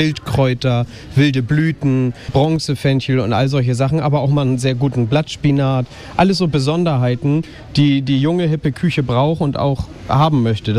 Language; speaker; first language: German; native; German